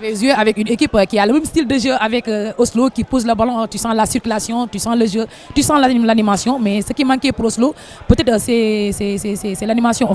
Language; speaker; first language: French; non-native, local second language; Wolof